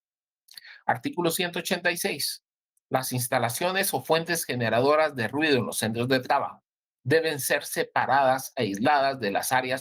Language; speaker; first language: Spanish; native; Spanish